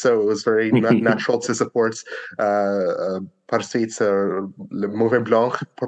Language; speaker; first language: English; native; English